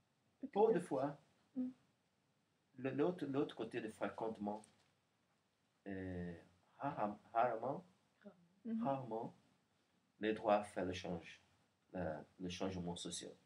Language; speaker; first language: French; non-native, learner; Portuguese